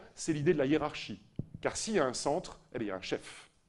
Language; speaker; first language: French; native; French